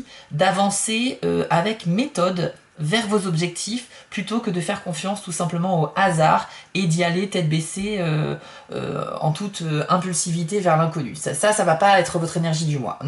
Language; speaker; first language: French; native; French